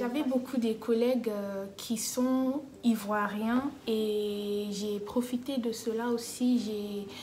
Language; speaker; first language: French; non-native, fluent; Yoruba